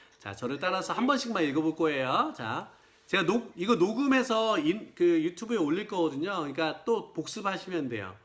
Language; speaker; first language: Korean; native; Korean